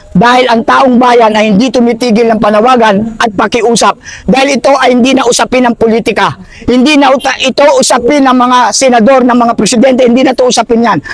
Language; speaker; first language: Filipino; native; Filipino